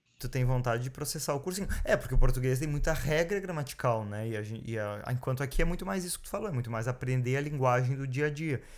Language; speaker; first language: Portuguese; native; Portuguese